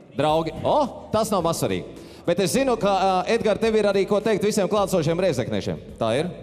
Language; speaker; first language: Latvian; native; Latvian